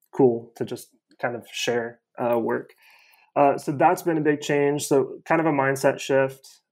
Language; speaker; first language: English; native; English